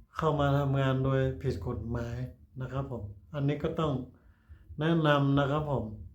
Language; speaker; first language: Thai; native; Thai